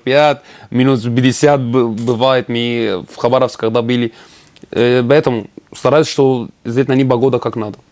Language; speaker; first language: Russian; non-native, learner; Arabic